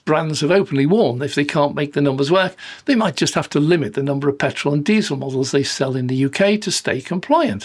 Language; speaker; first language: English; native; English